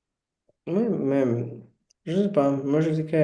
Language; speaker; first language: French; non-native, learner; Portuguese